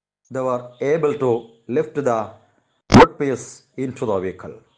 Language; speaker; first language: English; non-native, local second language; Malayalam